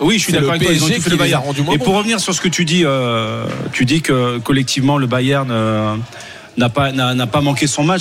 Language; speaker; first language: French; native; French